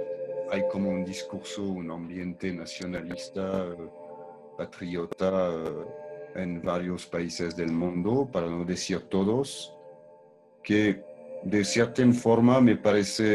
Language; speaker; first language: Spanish; non-native, fluent; French